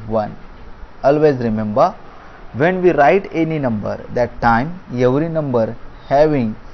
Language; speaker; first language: English; non-native, local second language; Marathi